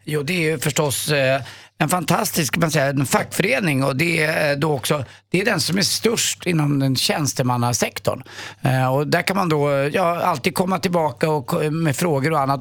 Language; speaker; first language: Swedish; native; Swedish